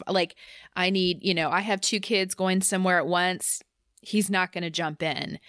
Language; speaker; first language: English; native; English